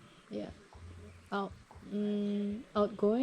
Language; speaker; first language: English; non-native, fluent; Japanese